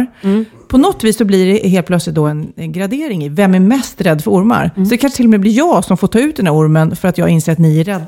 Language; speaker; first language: Swedish; native; Swedish